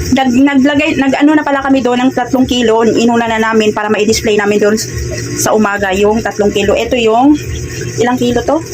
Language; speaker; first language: Filipino; non-native, local second language; Cebuano